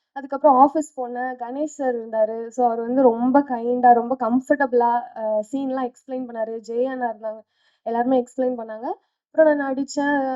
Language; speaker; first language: Tamil; native; Tamil